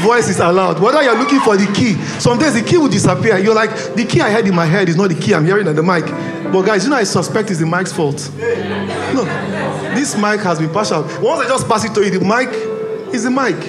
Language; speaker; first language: English; non-native, local second language; Igbo